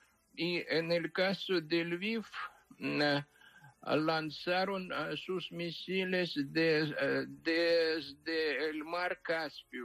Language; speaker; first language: Spanish; non-native, fluent; Ukrainian